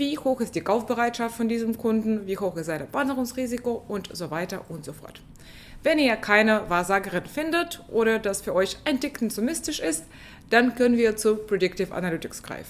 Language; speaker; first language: German; non-native, fluent; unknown